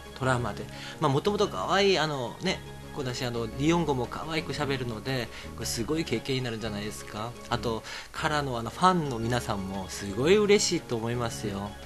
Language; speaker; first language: Japanese; non-native, fluent; Korean